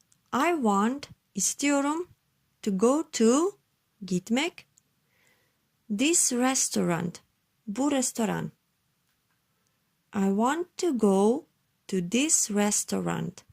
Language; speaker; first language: English; non-native, learner; Turkish